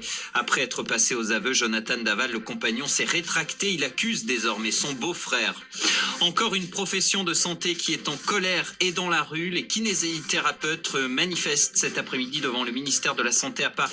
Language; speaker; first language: French; native; French